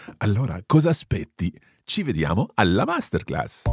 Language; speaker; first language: Italian; non-native, fluent; English